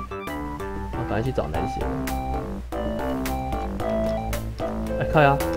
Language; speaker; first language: Chinese; native; Chinese